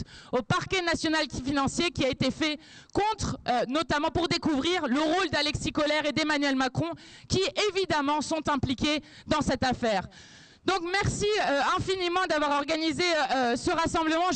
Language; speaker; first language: French; native; French